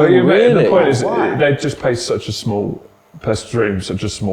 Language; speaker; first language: English; native; English